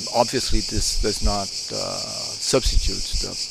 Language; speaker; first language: English; non-native, fluent; Portuguese